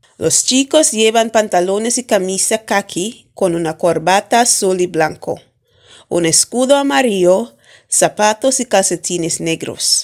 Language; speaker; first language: Spanish; non-native, fluent; English